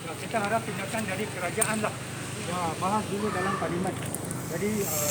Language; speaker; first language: Malay; native; Malay